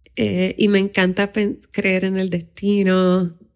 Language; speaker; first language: Spanish; native; Spanish